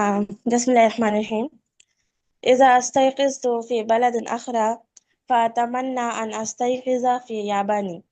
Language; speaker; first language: Arabic; non-native, learner; Urdu